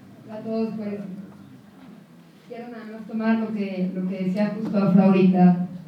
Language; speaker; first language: Spanish; native; Spanish